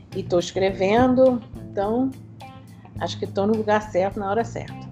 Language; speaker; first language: Portuguese; non-native, fluent; English